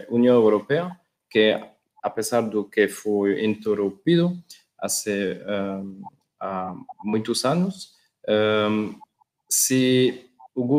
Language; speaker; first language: Portuguese; non-native, learner; Spanish